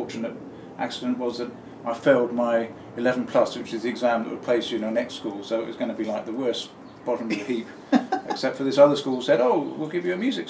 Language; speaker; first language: English; native; English